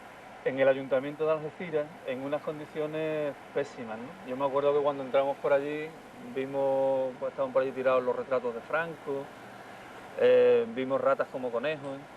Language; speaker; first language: Spanish; native; Spanish